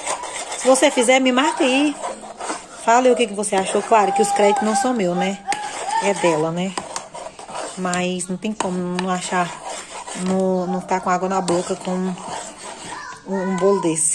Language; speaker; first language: Portuguese; native; Portuguese